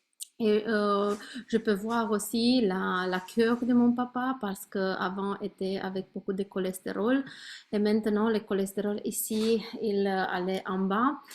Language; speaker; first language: French; non-native, learner; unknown